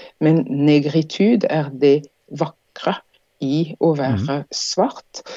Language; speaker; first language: Norwegian; non-native, fluent; French